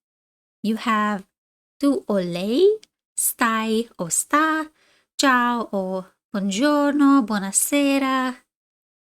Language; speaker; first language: Italian; non-native, fluent; English